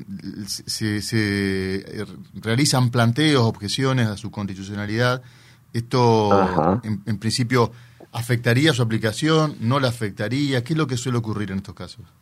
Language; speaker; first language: Spanish; native; Spanish